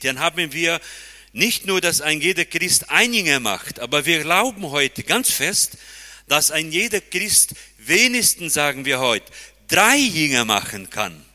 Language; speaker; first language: German; early bilingual, heritage; German